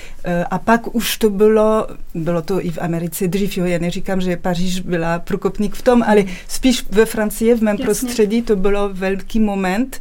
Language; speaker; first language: Czech; non-native, fluent; French